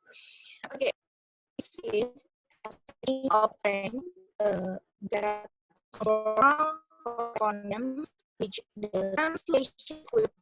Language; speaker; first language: English; non-native, learner; Indonesian